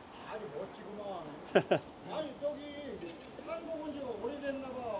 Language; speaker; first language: Korean; native; Korean